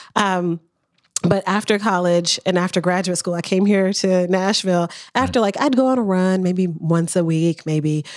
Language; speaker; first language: English; native; English